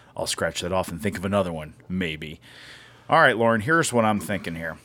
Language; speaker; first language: English; native; English